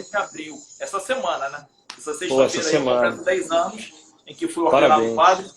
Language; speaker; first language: Portuguese; native; Portuguese